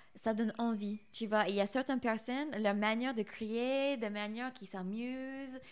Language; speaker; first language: French; non-native, fluent; English